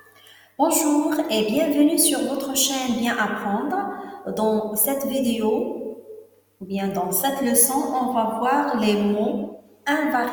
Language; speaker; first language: French; non-native, local second language; Arabic